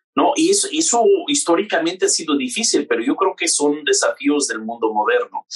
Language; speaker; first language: Spanish; non-native, fluent; English